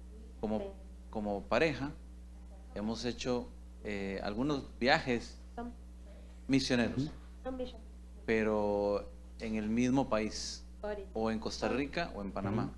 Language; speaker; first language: Spanish; native; Spanish